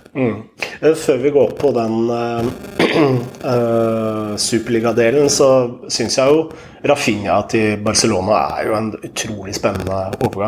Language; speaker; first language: Norwegian; native; Norwegian